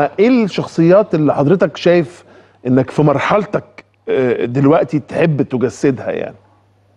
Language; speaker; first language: Arabic; native; Arabic